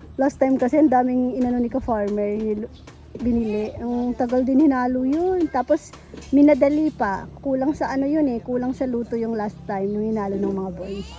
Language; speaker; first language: Filipino; non-native, local second language; Pampanga